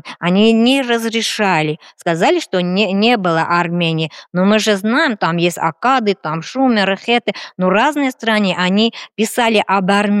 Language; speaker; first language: Russian; non-native, fluent; Armenian